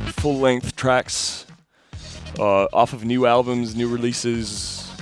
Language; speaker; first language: English; non-native, fluent; German